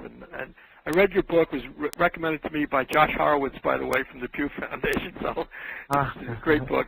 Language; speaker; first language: English; native; English